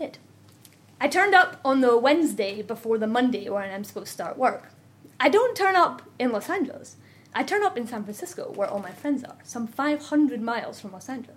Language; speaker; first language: English; native; English